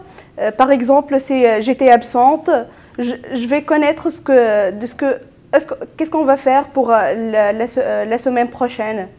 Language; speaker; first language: French; non-native, local second language; Arabic